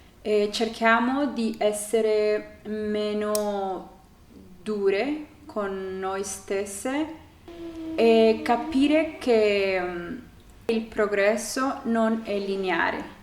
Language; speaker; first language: Italian; non-native, learner; Spanish